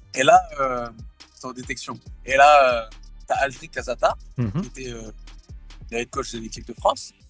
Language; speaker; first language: French; early bilingual, other home language; Thai